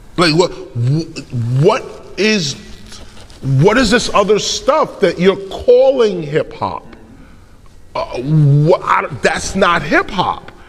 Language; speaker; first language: English; native; English